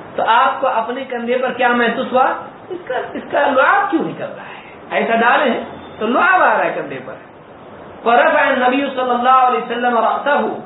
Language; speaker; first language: Urdu; native; Urdu